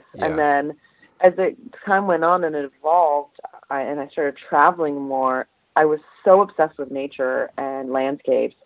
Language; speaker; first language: English; early bilingual, other home language; Polish